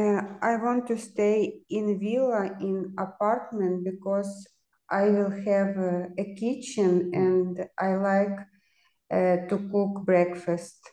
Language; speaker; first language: English; non-native, learner; Ukrainian